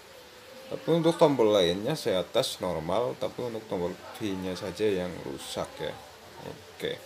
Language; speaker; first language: Indonesian; native; Indonesian